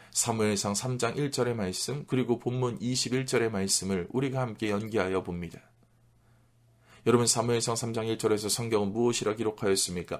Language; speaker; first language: Korean; native; Korean